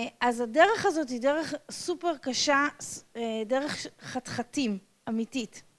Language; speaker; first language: Hebrew; non-native, fluent; English